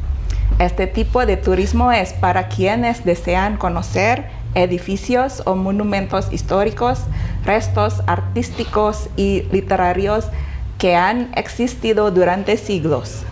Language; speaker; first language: Spanish; non-native, fluent; Indonesian